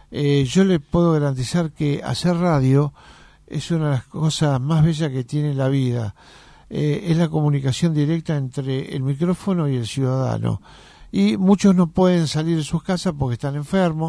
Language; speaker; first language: Spanish; native; Spanish